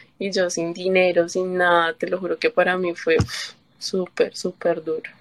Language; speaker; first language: Spanish; native; Spanish